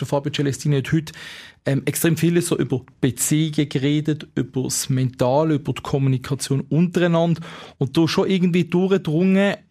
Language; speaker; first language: German; native; German